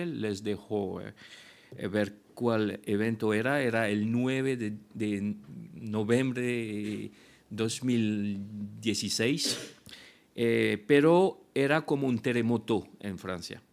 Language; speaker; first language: Spanish; non-native, fluent; French